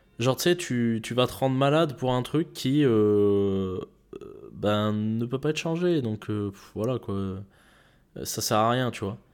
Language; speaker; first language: French; native; French